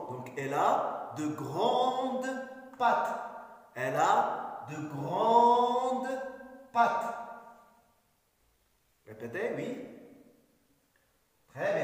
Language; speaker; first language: French; non-native, local second language; Arabic